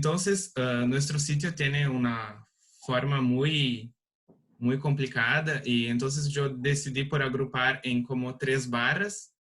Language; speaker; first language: Spanish; non-native, learner; Portuguese